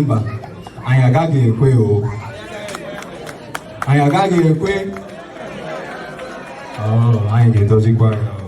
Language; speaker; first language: Igbo; early bilingual, heritage; Igbo